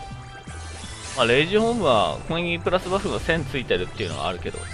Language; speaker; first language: Japanese; native; Japanese